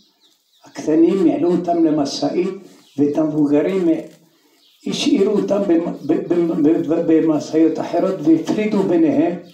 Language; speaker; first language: Hebrew; early bilingual, other home language; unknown